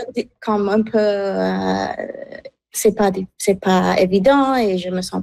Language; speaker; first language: French; non-native, local second language; English